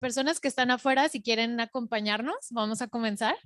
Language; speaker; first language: Spanish; native; Spanish